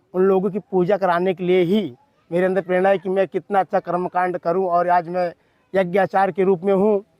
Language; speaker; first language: Hindi; non-native, local second language; Gujarati